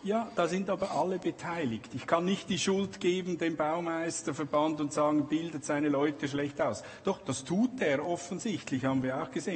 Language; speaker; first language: German; native; German